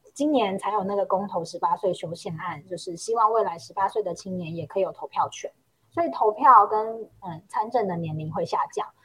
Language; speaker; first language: Chinese; native; Chinese